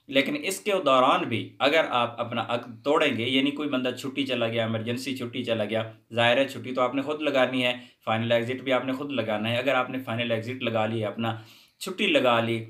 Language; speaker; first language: Hindi; native; Hindi